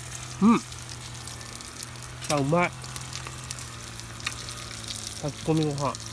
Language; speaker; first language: Japanese; native; Japanese